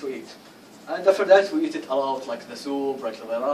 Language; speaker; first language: English; non-native, learner; Arabic